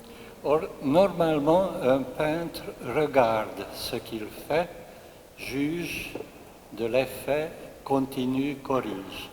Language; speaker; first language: French; non-native, fluent; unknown